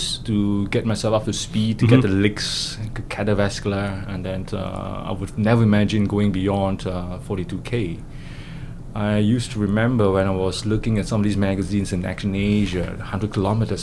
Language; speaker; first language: English; non-native, local second language; Cantonese